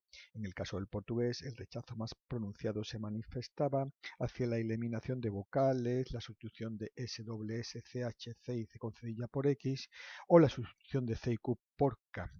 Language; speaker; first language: Spanish; native; Spanish